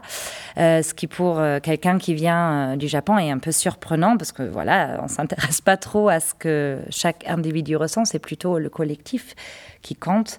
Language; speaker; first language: French; non-native, fluent; German